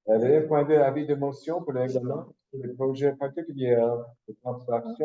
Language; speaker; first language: French; native; French